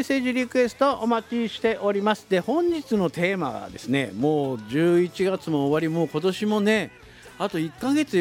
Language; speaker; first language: Japanese; native; Japanese